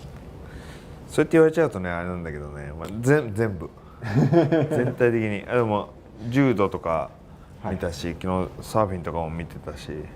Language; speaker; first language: Japanese; native; Japanese